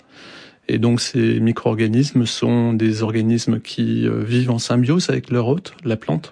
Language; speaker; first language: French; native; French